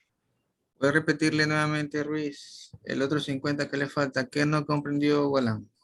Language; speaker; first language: Spanish; native; Spanish